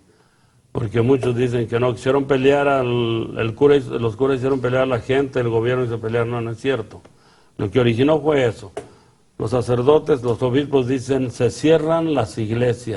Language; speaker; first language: Spanish; native; Spanish